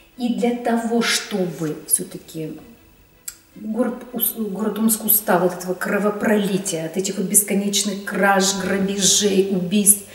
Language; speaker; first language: Russian; native; Russian